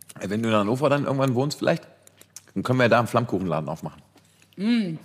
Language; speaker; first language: German; native; German